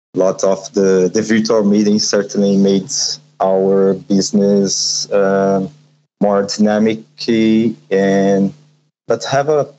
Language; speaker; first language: English; non-native, learner; Portuguese